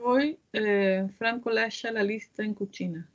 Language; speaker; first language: Italian; non-native, learner; Spanish